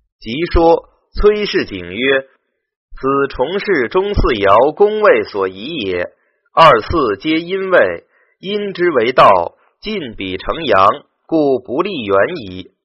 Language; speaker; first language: Chinese; native; Chinese